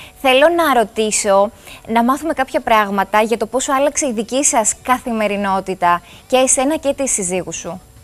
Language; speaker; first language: Greek; native; Greek